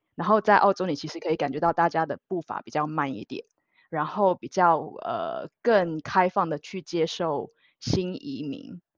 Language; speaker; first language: Chinese; native; Chinese